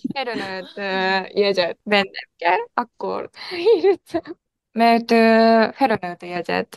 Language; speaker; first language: Hungarian; non-native, fluent; Japanese